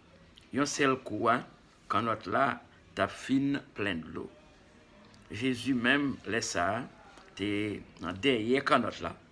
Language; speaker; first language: French; non-native, local second language; Haitian Creole